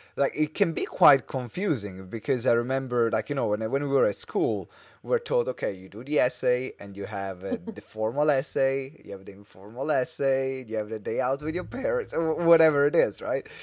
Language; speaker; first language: English; non-native, fluent; Italian